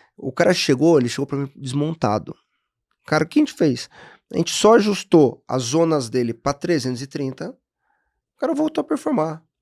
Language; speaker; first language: Portuguese; native; Portuguese